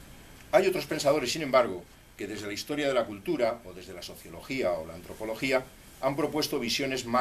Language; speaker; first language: Spanish; native; Spanish